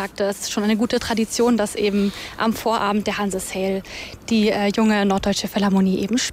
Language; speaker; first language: German; native; German